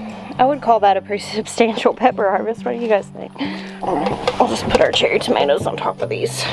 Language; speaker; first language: English; native; English